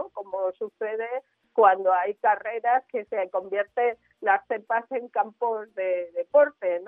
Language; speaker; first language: Spanish; native; Spanish